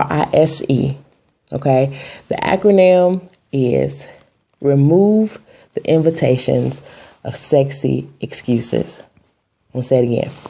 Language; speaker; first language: English; native; English